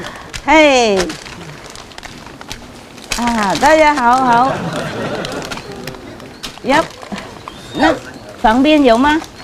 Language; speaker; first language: Chinese; non-native, fluent; Vietnamese